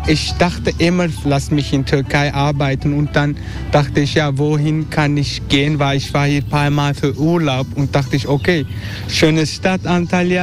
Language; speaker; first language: German; non-native, learner; Dutch